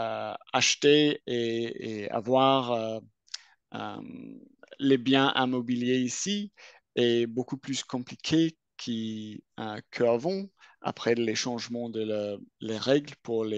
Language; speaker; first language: French; non-native, fluent; English